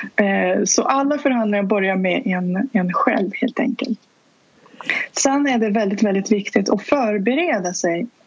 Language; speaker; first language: Swedish; non-native, fluent; Russian